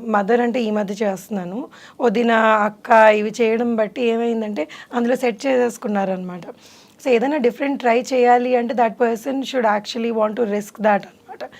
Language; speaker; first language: Telugu; native; Telugu